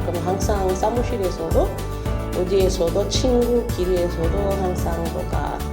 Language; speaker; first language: Korean; non-native, learner; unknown